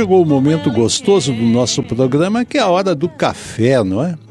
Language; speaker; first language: Portuguese; native; Portuguese